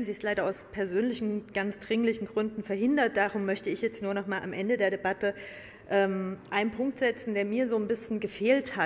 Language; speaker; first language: German; native; German